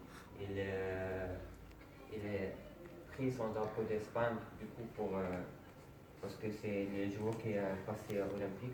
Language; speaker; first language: French; non-native, fluent; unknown